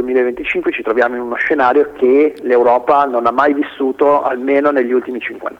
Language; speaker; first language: Italian; native; Italian